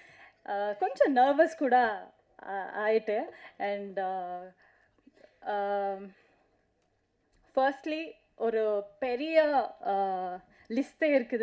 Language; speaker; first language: Tamil; non-native, learner; Kannada